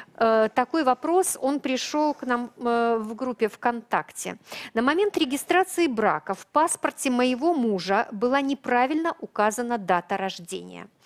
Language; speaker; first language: Russian; native; Russian